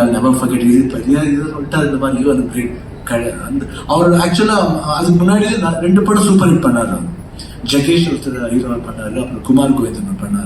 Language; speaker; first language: Tamil; non-native, local second language; Kannada